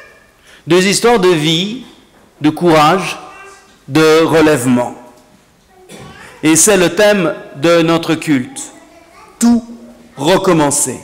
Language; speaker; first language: French; native; French